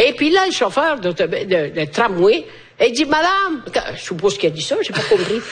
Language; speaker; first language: French; non-native, fluent; Italian